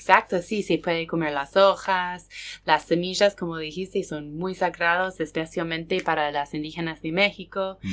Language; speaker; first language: Spanish; non-native, fluent; English